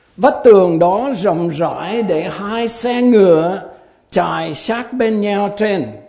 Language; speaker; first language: Vietnamese; non-native, fluent; English